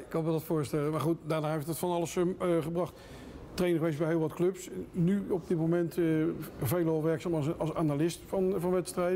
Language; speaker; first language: Dutch; native; Dutch